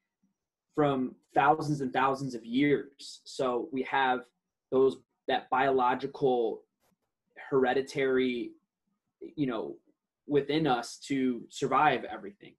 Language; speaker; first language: English; early bilingual, other home language; Aramaic